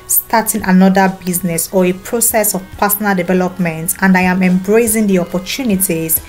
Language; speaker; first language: English; non-native, local second language; Yoruba